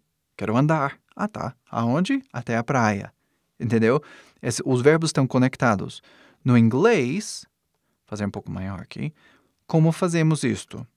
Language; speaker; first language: Portuguese; non-native, fluent; English